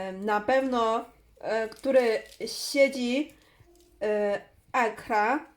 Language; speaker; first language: Polish; non-native, learner; Chinese